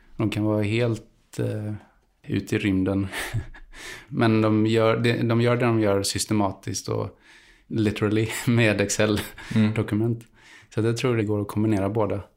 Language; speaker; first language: Swedish; early bilingual, other home language; Spanish